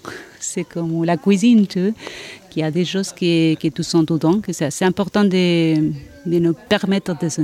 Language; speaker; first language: French; non-native, learner; Spanish